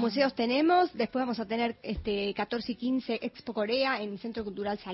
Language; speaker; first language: Spanish; native; Spanish